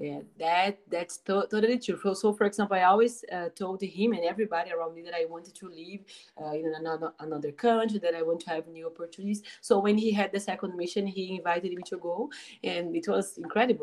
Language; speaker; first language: English; non-native, fluent; Portuguese